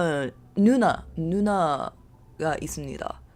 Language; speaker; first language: Korean; non-native, learner; English